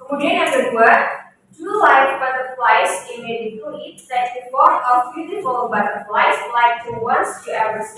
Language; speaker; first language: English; non-native, learner; Indonesian